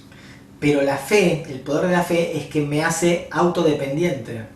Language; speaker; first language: Spanish; native; Spanish